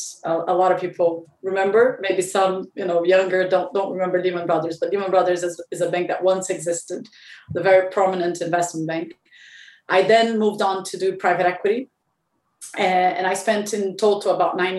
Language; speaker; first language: English; non-native, fluent; Portuguese